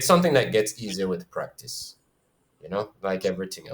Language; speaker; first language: English; native; English